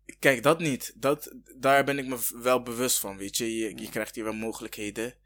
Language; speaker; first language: Dutch; early bilingual, other home language; Kinyarwanda